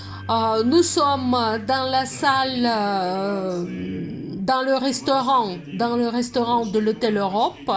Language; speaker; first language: French; non-native, fluent; Russian